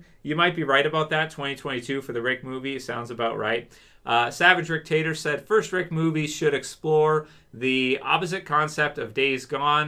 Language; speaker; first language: English; native; English